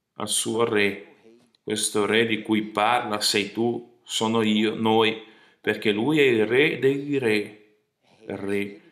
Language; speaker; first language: Italian; non-native, fluent; Portuguese